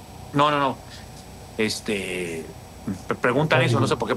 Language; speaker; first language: Spanish; native; Spanish